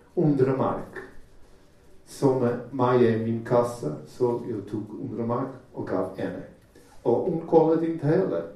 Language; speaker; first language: Swedish; non-native, fluent; Portuguese